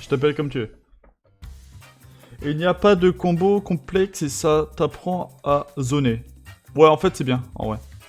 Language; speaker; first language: French; native; French